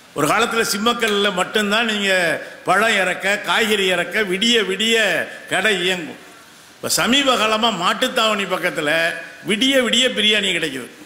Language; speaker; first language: Tamil; native; Tamil